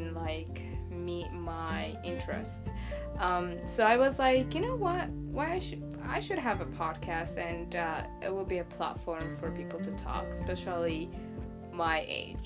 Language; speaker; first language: English; non-native, fluent; Tigrinya